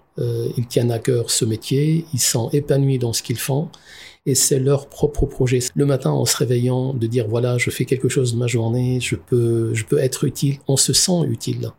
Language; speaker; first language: French; non-native, local second language; Arabic